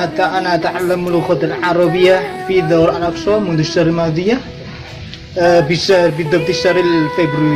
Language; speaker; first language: Arabic; non-native, learner; Indonesian